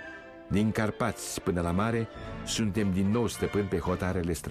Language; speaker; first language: Romanian; native; Romanian